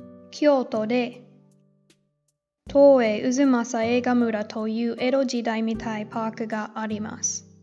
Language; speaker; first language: Japanese; non-native, learner; English